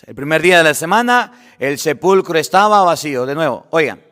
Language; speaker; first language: Spanish; native; Spanish